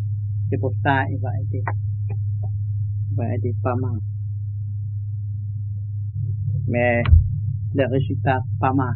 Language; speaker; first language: French; non-native, learner; Vietnamese